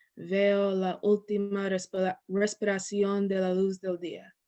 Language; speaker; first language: Spanish; non-native, learner; English